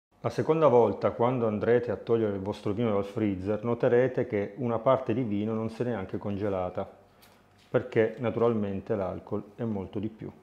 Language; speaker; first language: Italian; native; Italian